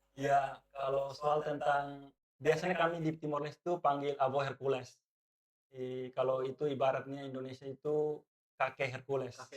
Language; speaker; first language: Indonesian; non-native, fluent; Tetum